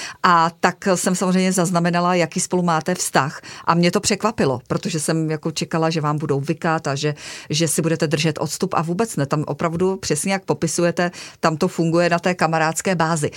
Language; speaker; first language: Czech; native; Czech